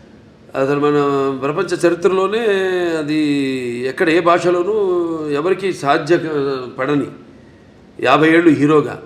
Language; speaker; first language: Telugu; native; Telugu